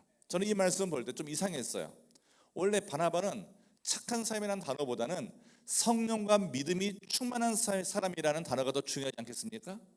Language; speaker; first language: Korean; native; Korean